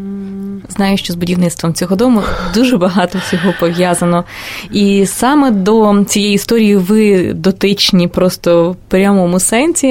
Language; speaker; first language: Ukrainian; native; Ukrainian